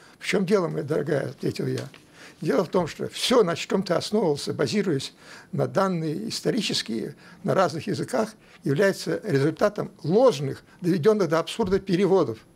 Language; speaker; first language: Russian; native; Russian